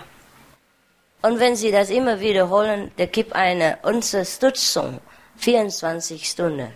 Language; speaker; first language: German; non-native, fluent; Vietnamese